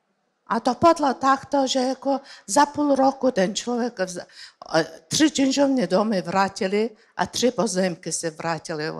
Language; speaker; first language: Czech; non-native, learner; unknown